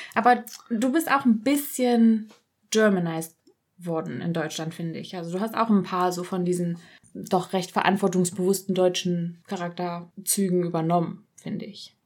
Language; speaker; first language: German; native; German